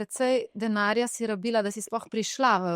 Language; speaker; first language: Slovenian; native; Slovenian